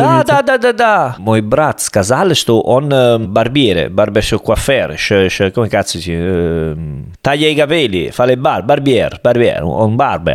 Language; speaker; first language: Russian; non-native, learner; Italian